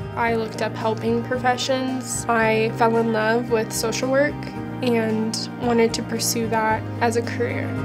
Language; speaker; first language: English; native; English